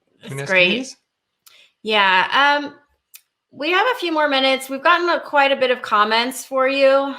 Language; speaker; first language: English; native; English